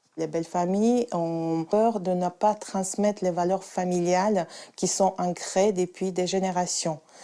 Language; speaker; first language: French; non-native, fluent; Romanian